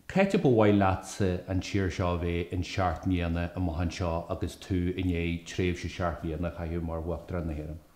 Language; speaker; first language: Irish; native; Irish